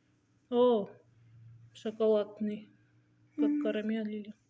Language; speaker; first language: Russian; non-native, local second language; Armenian